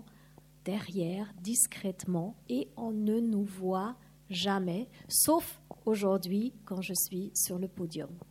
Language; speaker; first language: French; non-native, fluent; German